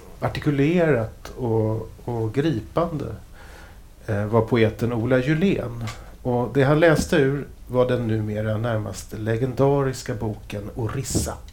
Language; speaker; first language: Swedish; native; Swedish